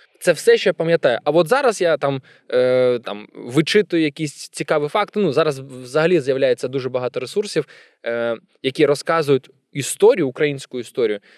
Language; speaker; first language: Ukrainian; non-native, local second language; Russian